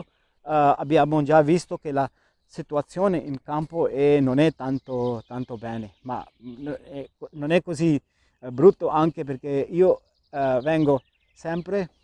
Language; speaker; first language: Italian; non-native, learner; Urdu